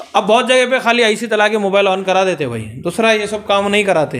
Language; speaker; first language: Hindi; non-native, local second language; Urdu